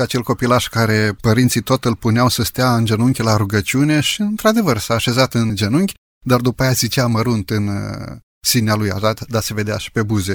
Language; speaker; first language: Romanian; native; Romanian